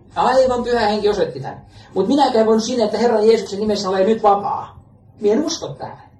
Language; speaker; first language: Finnish; native; Finnish